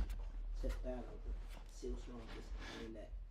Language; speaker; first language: English; native; English